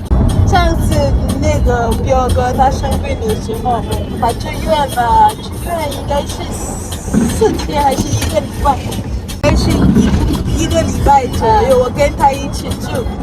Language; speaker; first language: Chinese; non-native, fluent; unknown